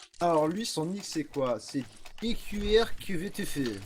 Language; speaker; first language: French; native; French